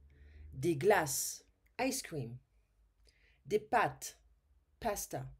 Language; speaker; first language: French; non-native, fluent; English